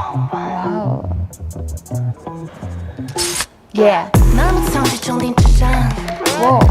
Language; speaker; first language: Chinese; native; Chinese